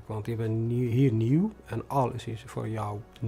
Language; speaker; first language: Dutch; non-native, fluent; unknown